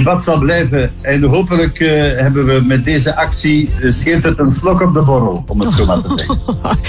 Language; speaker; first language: Dutch; native; Dutch